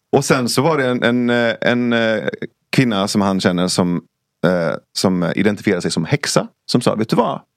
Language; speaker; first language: Swedish; early bilingual, other home language; Persian